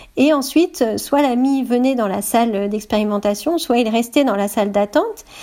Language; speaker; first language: French; native; French